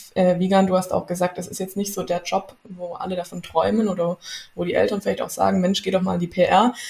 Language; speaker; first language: German; native; German